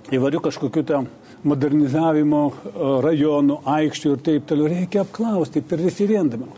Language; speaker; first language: Lithuanian; non-native, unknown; Russian